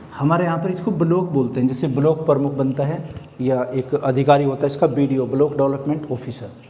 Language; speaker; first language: Hindi; native; Hindi